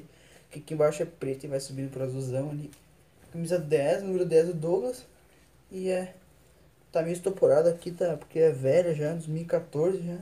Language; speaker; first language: Portuguese; native; Portuguese